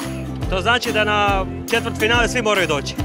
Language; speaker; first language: Croatian; native; Croatian